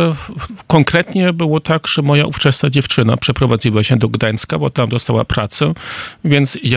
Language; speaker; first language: Polish; non-native, fluent; German